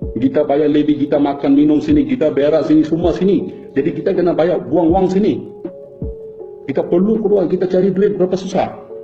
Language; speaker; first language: Malay; non-native, fluent; Bangla